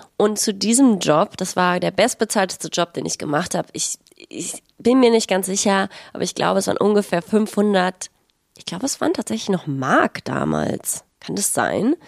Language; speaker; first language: German; native; German